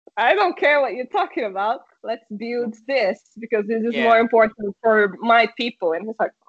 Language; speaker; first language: English; non-native, fluent; Portuguese